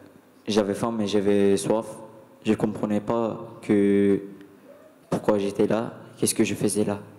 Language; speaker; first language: French; non-native, learner; Turkish